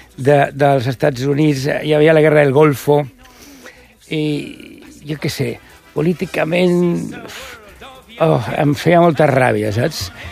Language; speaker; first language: Catalan; non-native, local second language; Spanish